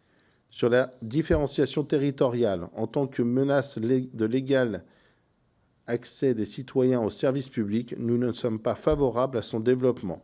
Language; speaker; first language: French; native; French